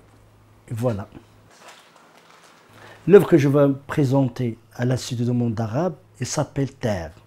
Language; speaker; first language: French; non-native, learner; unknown